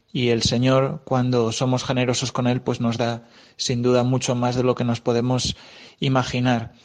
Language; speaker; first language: Spanish; native; Spanish